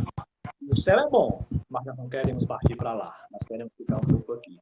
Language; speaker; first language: Portuguese; native; Portuguese